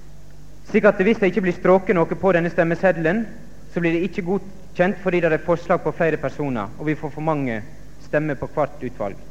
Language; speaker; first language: Norwegian; native; Norwegian